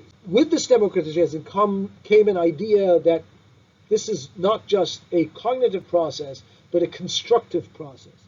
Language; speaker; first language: English; non-native, fluent; Turkish